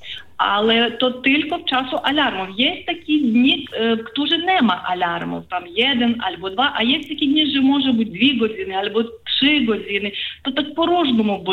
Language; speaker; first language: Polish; non-native, learner; Ukrainian